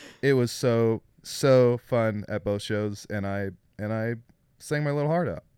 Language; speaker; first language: English; native; English